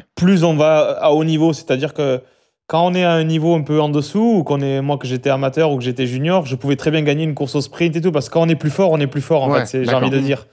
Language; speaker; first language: French; native; French